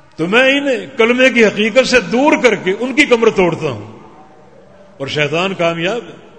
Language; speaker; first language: Urdu; native; Urdu